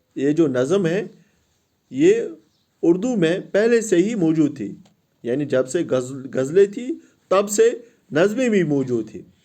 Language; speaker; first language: Urdu; non-native, local second language; Kashmiri